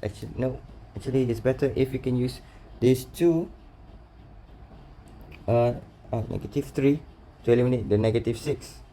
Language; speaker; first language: English; non-native, local second language; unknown